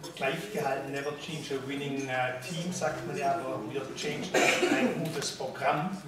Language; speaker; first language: German; native; German